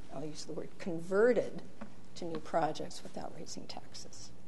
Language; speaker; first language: English; native; English